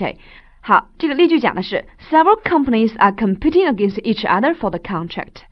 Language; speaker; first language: English; non-native, fluent; Chinese